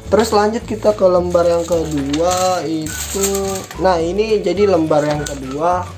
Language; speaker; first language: Indonesian; native; Indonesian